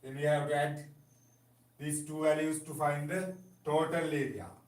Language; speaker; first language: English; non-native, local second language; Sinhala